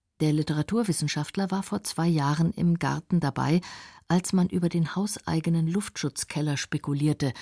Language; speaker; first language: German; native; German